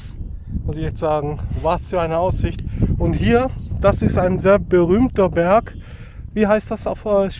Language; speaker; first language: German; native; German